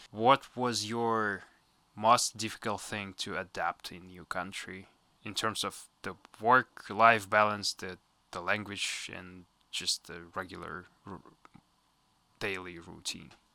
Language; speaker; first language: English; non-native, fluent; Russian